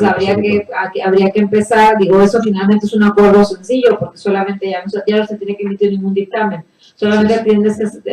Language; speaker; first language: Spanish; native; Spanish